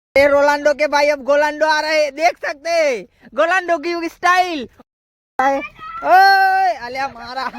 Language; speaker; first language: Hindi; non-native, local second language; Gujarati